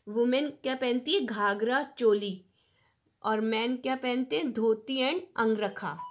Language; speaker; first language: Hindi; native; Hindi